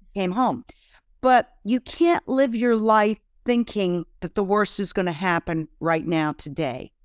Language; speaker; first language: English; native; English